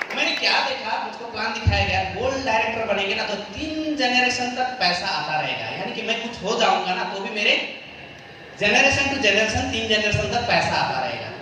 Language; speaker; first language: Hindi; non-native, local second language; Nepali